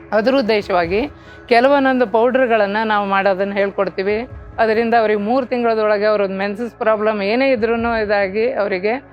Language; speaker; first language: Kannada; native; Kannada